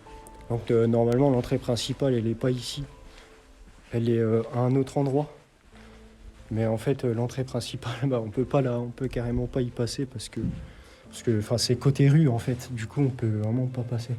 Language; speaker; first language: French; native; French